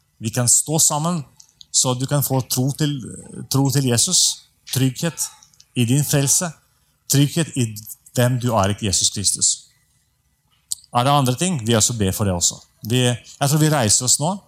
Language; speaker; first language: Norwegian; non-native, fluent; Russian